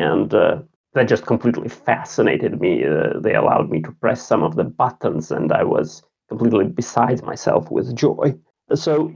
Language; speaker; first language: English; non-native, fluent; Latvian